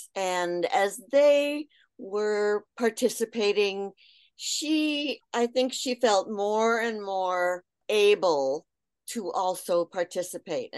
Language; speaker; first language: English; native; English